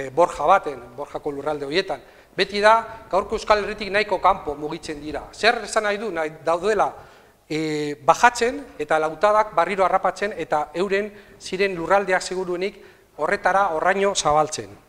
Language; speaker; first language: Basque; native; Basque